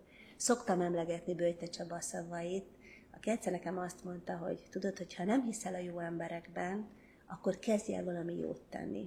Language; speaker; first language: Hungarian; native; Hungarian